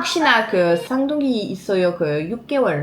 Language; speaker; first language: Korean; non-native, learner; French